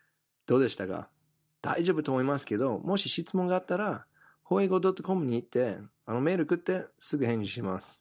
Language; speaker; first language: Japanese; non-native, fluent; English